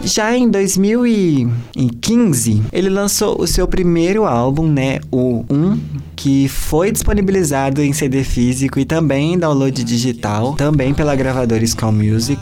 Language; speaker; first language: Portuguese; native; Portuguese